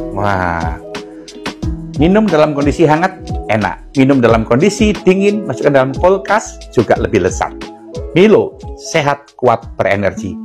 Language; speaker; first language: Indonesian; native; Indonesian